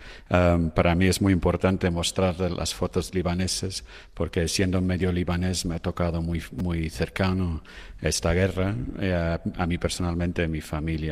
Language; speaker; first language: Spanish; non-native, fluent; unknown